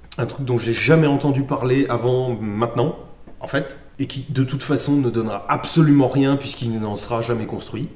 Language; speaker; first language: French; native; French